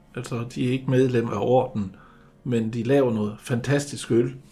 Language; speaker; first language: Danish; native; Danish